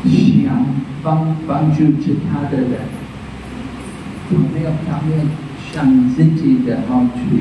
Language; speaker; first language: Chinese; non-native, fluent; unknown